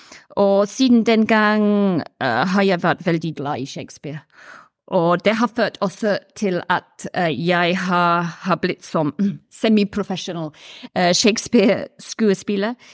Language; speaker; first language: Norwegian; non-native, learner; English